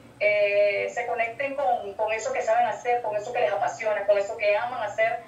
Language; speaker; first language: Spanish; native; Spanish